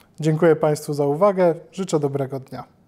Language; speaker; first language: Polish; native; Polish